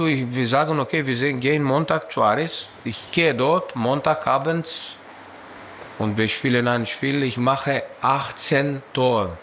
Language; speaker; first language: German; non-native, learner; Greek